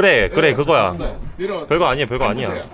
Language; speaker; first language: Korean; native; Korean